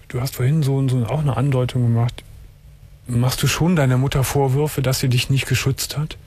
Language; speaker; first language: German; native; German